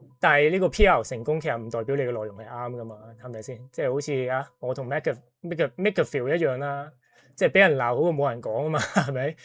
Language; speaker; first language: Cantonese; native; Cantonese